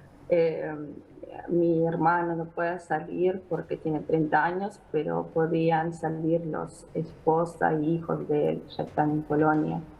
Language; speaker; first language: Spanish; non-native, fluent; Ukrainian